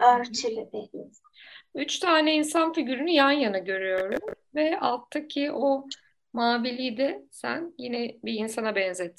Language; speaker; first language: Turkish; native; Turkish